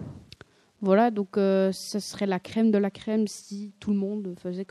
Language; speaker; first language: French; native; French